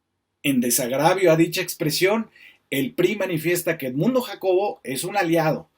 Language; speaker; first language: Spanish; native; Spanish